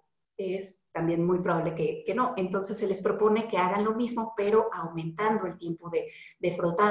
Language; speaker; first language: Spanish; native; Spanish